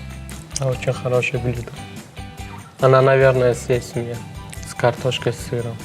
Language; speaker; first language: Russian; non-native, learner; Turkmen